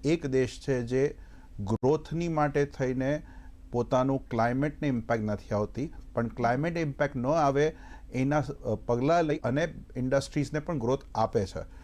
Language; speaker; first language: Gujarati; native; Gujarati